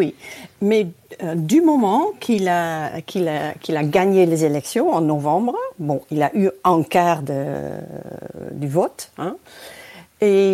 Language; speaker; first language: French; non-native, fluent; Dutch